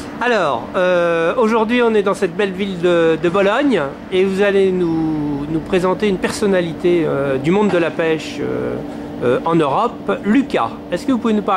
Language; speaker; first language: French; native; French